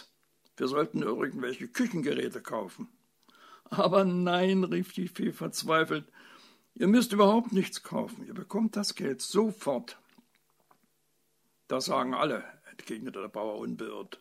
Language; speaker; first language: German; native; German